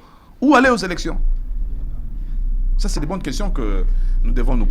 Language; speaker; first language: French; non-native, local second language; Lingala